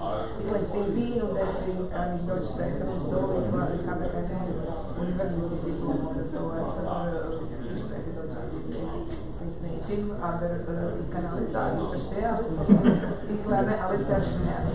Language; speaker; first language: German; non-native, fluent; Serbian